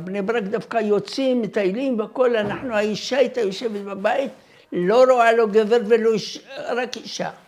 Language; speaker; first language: Hebrew; non-native, fluent; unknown